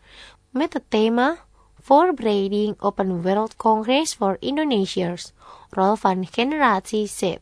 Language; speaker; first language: Dutch; non-native, fluent; Indonesian